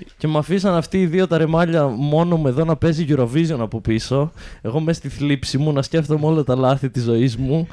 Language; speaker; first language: Greek; early bilingual, heritage; Greek